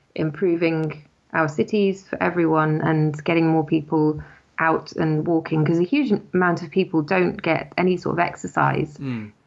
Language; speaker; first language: English; native; English